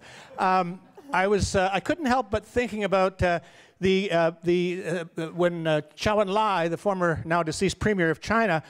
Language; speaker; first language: English; native; English